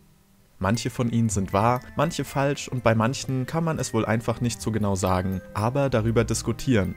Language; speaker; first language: German; native; German